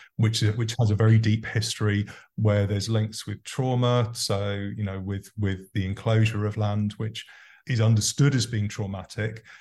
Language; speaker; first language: English; native; English